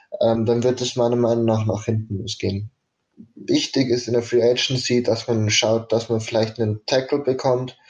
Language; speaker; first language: German; native; German